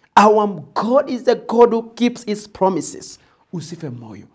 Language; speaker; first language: English; non-native, local second language; Swahili